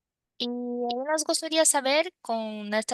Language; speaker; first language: Spanish; non-native, fluent; Portuguese